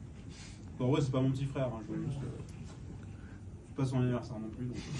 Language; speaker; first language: French; native; French